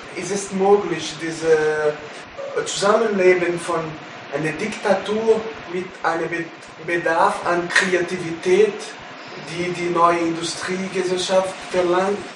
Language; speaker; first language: German; non-native, fluent; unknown